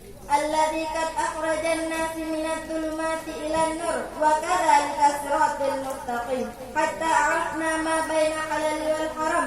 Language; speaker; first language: Arabic; non-native, learner; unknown